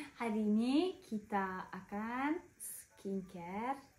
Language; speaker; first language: Indonesian; non-native, learner; Turkish